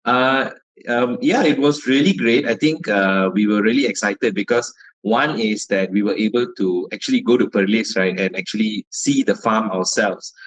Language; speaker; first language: English; non-native, local second language; Malay